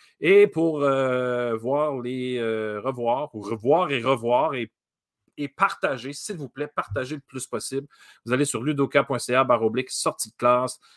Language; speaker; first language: French; native; French